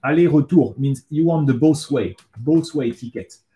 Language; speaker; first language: English; non-native, fluent; French